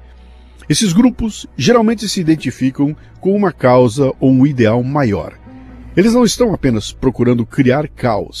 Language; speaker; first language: Portuguese; native; Portuguese